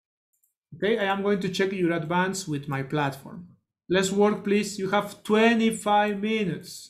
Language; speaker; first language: English; non-native, learner; Spanish